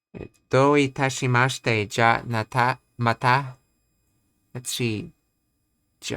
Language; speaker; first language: Japanese; non-native, learner; English